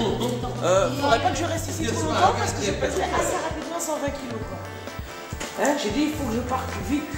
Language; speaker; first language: French; native; French